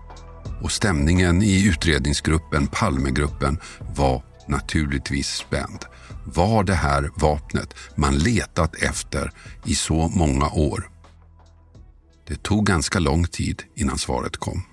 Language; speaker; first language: Swedish; native; Swedish